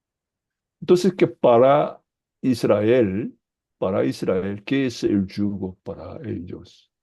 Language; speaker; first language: Spanish; non-native, fluent; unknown